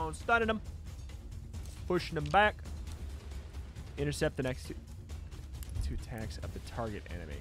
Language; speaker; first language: English; native; English